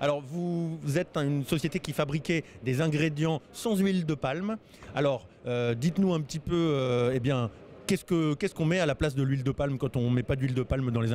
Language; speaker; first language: French; native; French